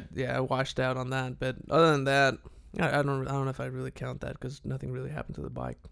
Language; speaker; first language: English; non-native, fluent; Spanish